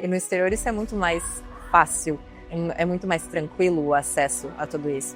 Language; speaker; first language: Portuguese; native; Portuguese